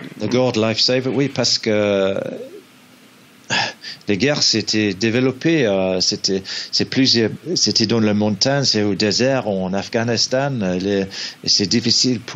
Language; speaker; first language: French; non-native, learner; English